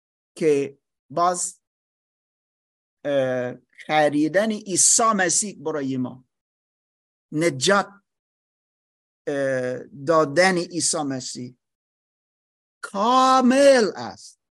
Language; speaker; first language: Persian; non-native, learner; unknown